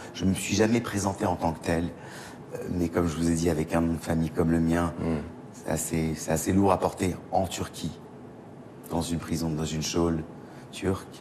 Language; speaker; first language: French; native; French